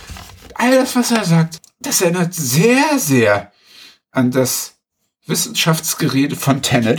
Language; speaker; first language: German; native; German